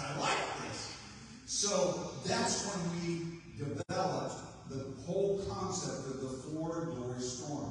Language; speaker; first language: English; native; English